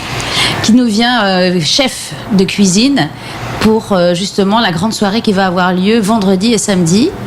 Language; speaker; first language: French; native; French